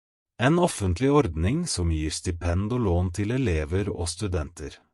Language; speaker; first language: Norwegian; non-native, fluent; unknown